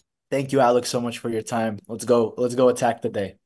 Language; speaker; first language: English; early bilingual, other home language; Russian